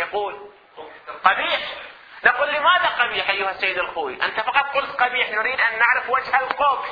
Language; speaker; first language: Arabic; native; Arabic